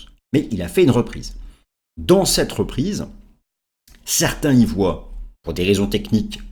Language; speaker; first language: French; native; French